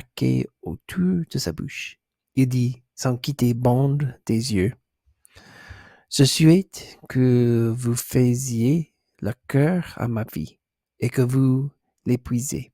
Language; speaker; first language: French; non-native, learner; English